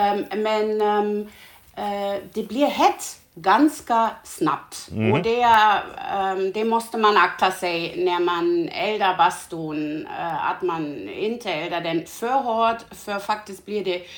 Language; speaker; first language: Swedish; non-native, learner; German